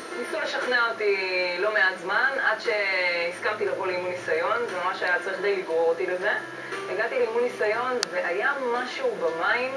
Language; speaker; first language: Hebrew; native; Hebrew